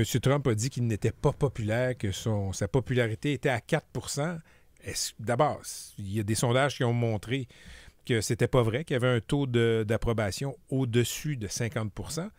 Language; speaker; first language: French; native; French